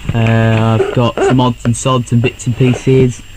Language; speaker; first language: English; native; English